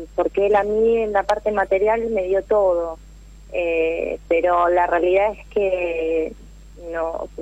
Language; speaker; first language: Spanish; native; Spanish